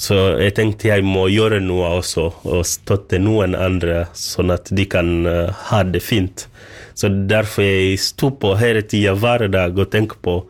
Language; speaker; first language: Norwegian; non-native, learner; Swahili